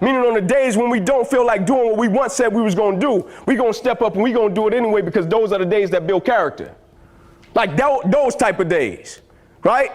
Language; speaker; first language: English; native; English